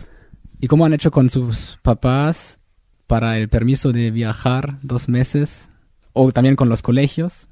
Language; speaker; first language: Spanish; non-native, fluent; German